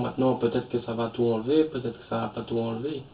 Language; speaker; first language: French; native; French